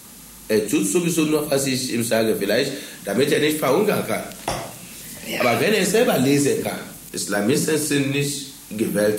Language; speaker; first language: German; non-native, fluent; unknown